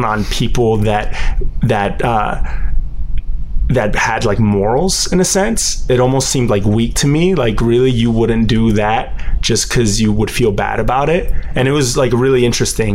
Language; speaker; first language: English; native; English